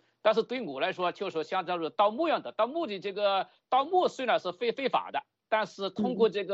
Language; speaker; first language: Chinese; native; Chinese